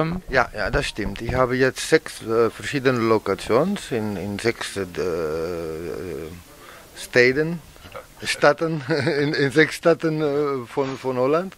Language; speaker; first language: German; non-native, learner; Dutch